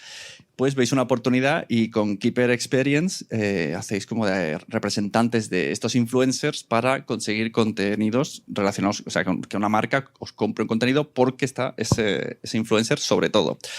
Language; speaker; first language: Spanish; native; Spanish